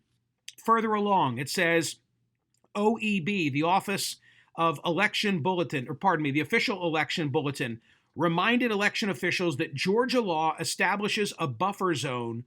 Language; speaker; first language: English; native; English